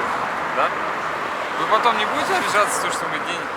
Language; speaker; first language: Russian; non-native, local second language; Kazakh